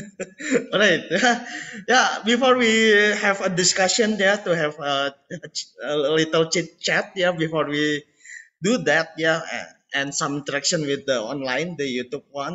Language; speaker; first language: English; non-native, learner; Indonesian